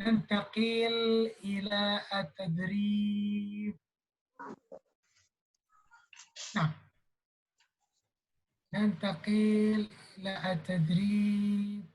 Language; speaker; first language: Arabic; non-native, fluent; Indonesian